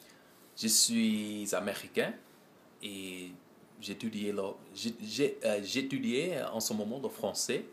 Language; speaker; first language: French; non-native, learner; English